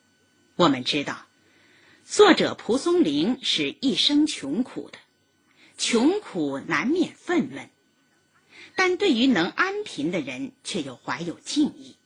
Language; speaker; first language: Chinese; native; Chinese